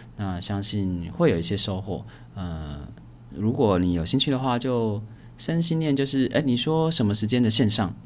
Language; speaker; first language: Chinese; native; Chinese